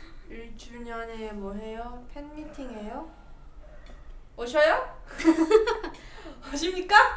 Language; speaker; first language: Korean; native; Korean